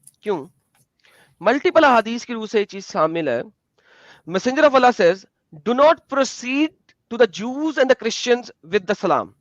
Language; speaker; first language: Urdu; native; Urdu